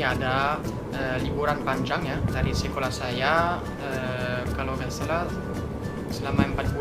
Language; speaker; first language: Indonesian; non-native, fluent; French